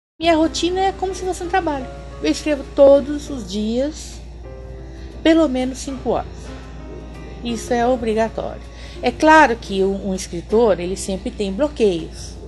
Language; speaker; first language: Portuguese; early bilingual, other home language; German